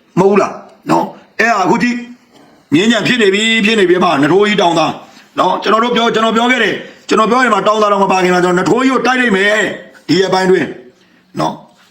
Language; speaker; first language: Burmese; native; Burmese